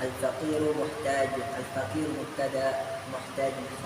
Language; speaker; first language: Arabic; non-native, learner; Indonesian